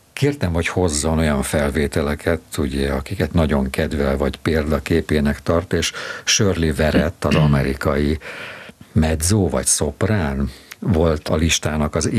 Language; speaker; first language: Hungarian; native; Hungarian